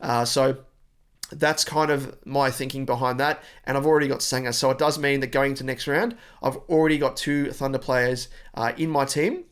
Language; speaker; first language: English; native; English